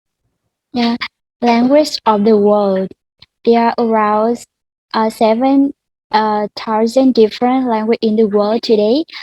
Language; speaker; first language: English; non-native, learner; Vietnamese